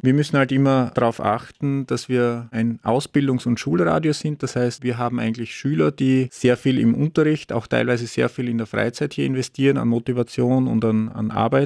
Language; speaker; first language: German; native; German